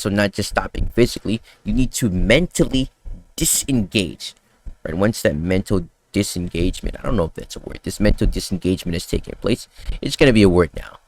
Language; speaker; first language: English; native; English